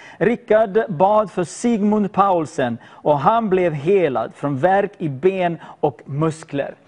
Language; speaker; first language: Swedish; non-native, fluent; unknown